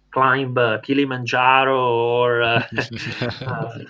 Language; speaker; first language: English; non-native, fluent; Italian